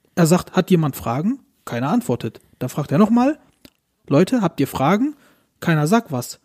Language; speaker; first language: German; early bilingual, other home language; Turkish